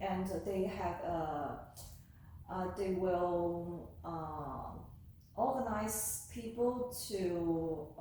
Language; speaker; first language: English; non-native, learner; Chinese